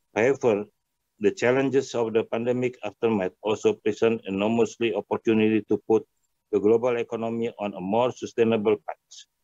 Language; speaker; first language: English; non-native, fluent; Indonesian